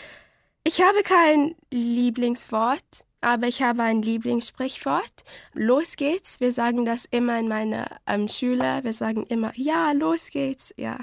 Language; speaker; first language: German; non-native, learner; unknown